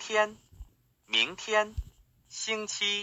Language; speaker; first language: Chinese; non-native, learner; English